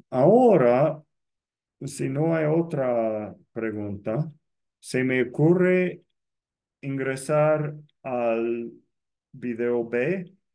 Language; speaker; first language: Spanish; non-native, fluent; English